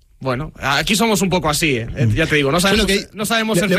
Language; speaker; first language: Spanish; native; Spanish